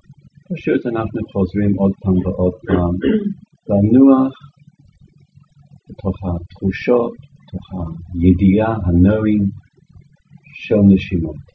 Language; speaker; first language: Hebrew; non-native, fluent; English